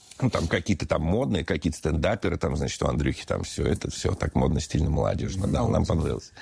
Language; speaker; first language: Russian; native; Russian